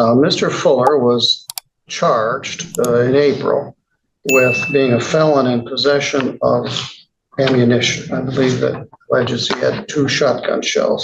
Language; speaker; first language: English; native; English